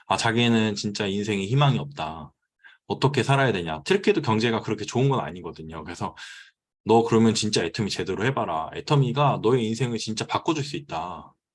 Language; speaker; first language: Korean; native; Korean